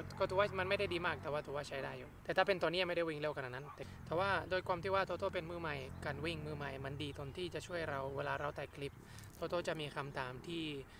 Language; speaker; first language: Thai; non-native, fluent; Spanish